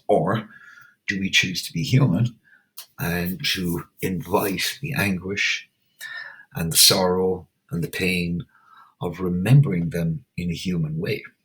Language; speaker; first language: English; native; English